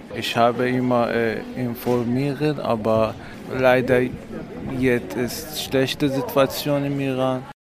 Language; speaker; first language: German; non-native, learner; Persian